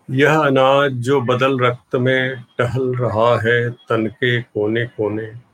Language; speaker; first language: Hindi; non-native, local second language; Bhojpuri